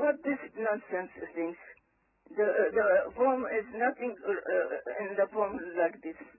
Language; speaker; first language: English; early bilingual, other home language; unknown